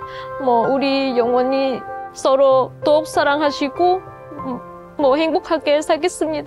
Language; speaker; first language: Korean; non-native, learner; Vietnamese